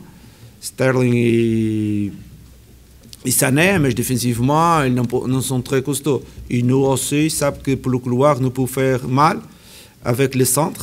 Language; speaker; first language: French; non-native, learner; Portuguese